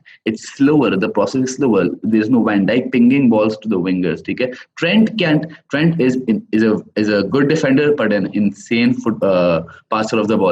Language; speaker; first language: English; non-native, local second language; Urdu